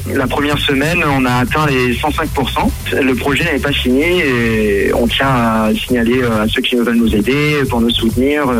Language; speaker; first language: French; native; French